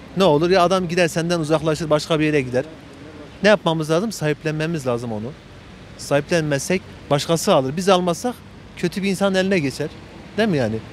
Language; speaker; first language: Turkish; native; Turkish